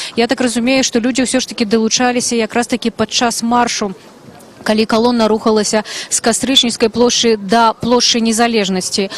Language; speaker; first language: Belarusian; native; Belarusian